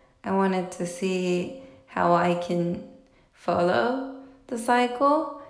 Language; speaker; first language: English; non-native, fluent; Japanese